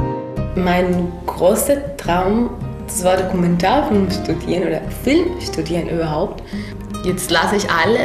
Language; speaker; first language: German; non-native, fluent; Spanish